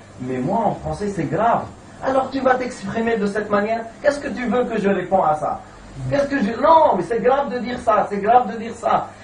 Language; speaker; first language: French; non-native, fluent; Arabic